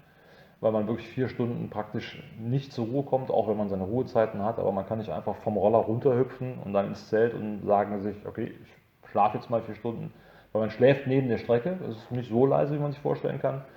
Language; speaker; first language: German; native; German